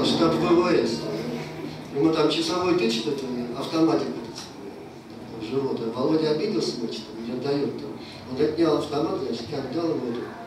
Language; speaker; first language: Russian; native; Russian